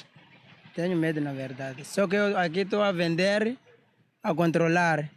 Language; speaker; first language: Portuguese; non-native, local second language; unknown